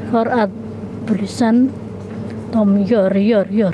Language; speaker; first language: Swedish; non-native, learner; Somali